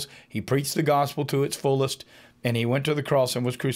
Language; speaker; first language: English; native; English